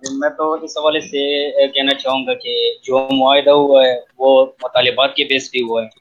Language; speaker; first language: Urdu; non-native, local second language; Pashto